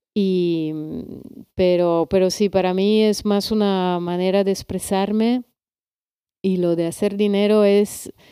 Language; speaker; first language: Spanish; non-native, fluent; Italian